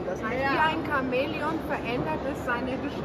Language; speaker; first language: German; native; German